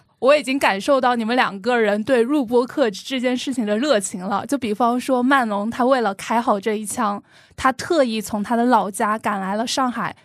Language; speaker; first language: Chinese; native; Chinese